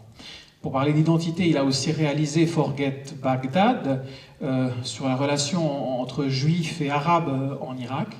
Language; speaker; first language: French; native; French